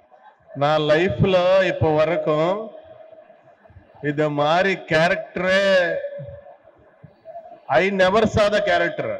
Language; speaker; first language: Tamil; non-native, learner; Telugu